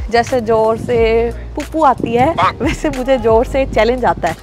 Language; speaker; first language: Hindi; native; Hindi